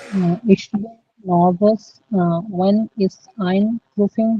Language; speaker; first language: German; non-native, learner; Hindi